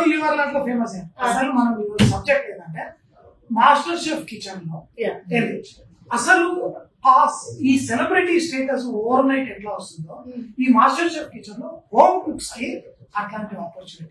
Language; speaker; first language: Telugu; native; Telugu